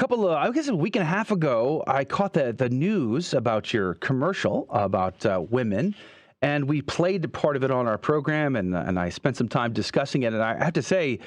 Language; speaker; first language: English; native; English